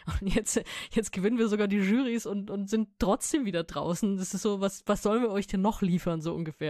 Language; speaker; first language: German; native; German